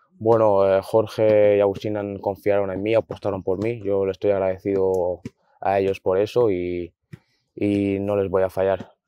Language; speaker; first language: Spanish; early bilingual, other home language; Arabic